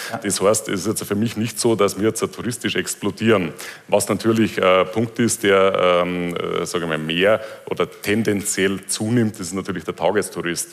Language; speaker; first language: German; native; German